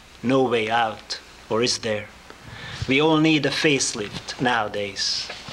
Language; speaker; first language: English; non-native, fluent; Hungarian